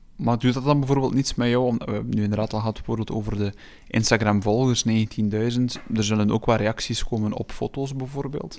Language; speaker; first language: Dutch; native; Dutch